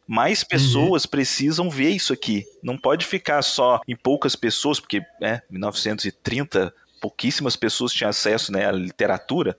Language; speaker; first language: Portuguese; native; Portuguese